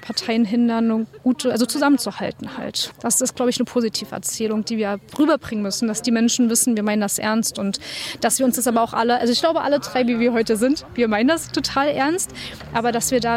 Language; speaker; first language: German; native; German